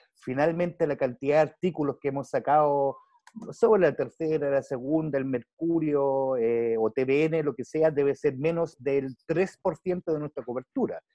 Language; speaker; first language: Spanish; early bilingual, heritage; Spanish